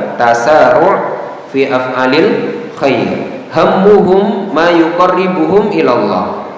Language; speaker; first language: Arabic; non-native, fluent; Indonesian